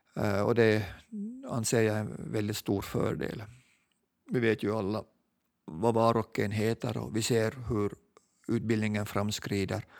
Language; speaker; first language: Swedish; native; Swedish